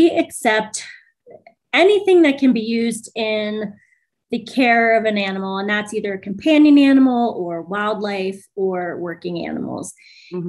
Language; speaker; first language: English; native; English